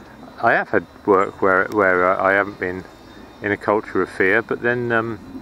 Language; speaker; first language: English; native; English